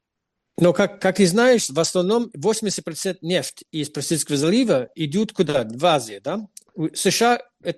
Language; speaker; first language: Russian; non-native, fluent; English